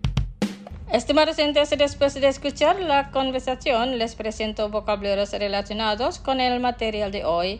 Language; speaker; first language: Spanish; non-native, fluent; Indonesian